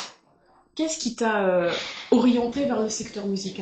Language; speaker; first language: French; native; French